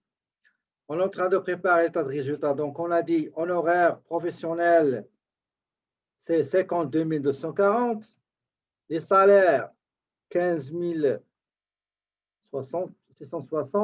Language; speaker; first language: French; native; French